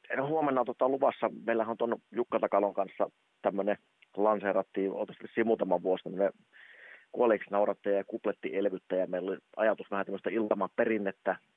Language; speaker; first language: Finnish; native; Finnish